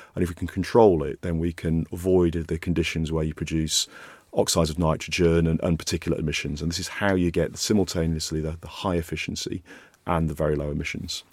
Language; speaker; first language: English; native; English